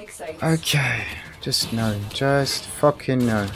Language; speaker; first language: English; non-native, fluent; German